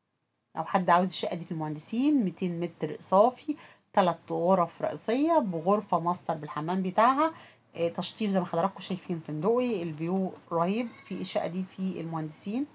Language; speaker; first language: Arabic; native; Arabic